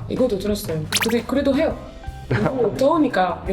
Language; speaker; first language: Korean; non-native, learner; French